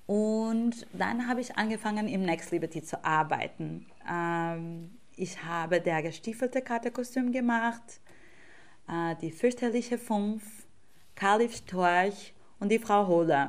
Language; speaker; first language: German; non-native, fluent; Portuguese